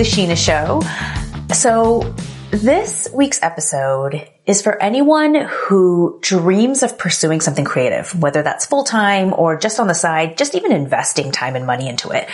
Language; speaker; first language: English; native; English